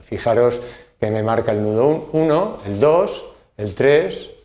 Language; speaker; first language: Spanish; native; Spanish